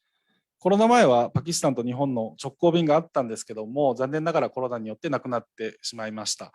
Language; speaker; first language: Japanese; native; Japanese